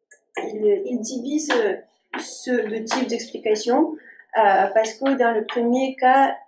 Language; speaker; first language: French; non-native, fluent; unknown